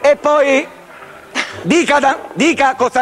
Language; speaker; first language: Italian; native; Italian